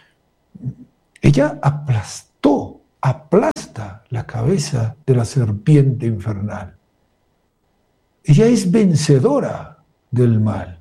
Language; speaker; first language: Spanish; native; Spanish